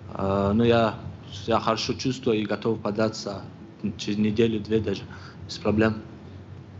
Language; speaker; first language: Russian; non-native, local second language; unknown